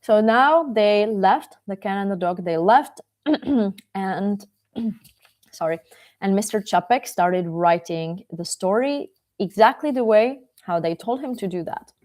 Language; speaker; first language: English; non-native, fluent; Czech